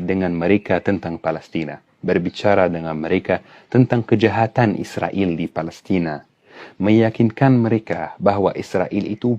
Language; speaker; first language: Indonesian; non-native, fluent; Arabic